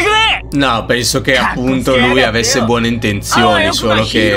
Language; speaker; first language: Italian; native; Italian